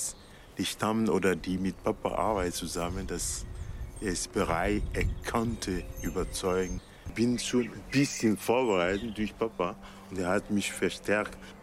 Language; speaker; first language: German; non-native, learner; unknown